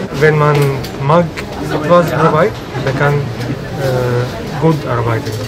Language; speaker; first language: German; non-native, learner; Arabic